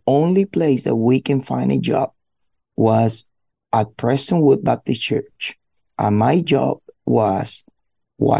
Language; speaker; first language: English; non-native, fluent; Spanish